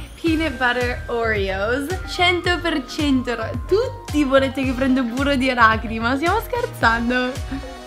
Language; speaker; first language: Italian; early bilingual, heritage; English